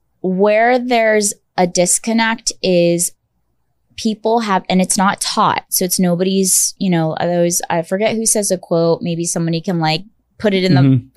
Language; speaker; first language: English; native; English